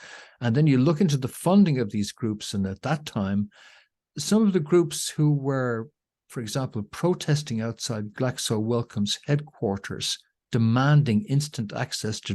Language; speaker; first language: English; native; English